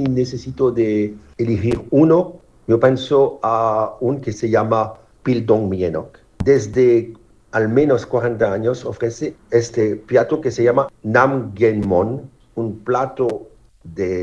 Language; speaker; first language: Spanish; non-native, fluent; French